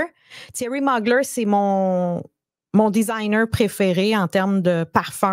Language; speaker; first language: French; native; French